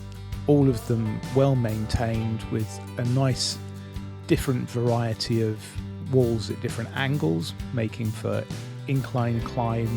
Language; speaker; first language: English; native; English